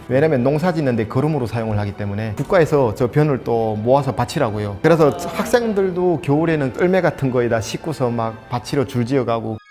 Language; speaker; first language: Korean; native; Korean